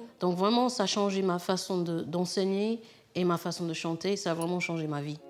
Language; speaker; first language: French; non-native, fluent; English